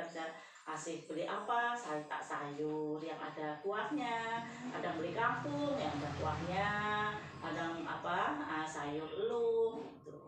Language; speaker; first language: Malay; non-native, local second language; Javanese